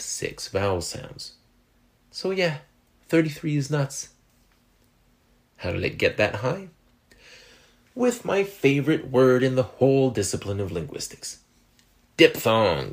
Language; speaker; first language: English; non-native, fluent; French